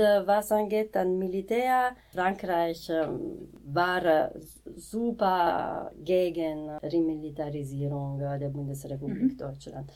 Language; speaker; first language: German; non-native, fluent; Italian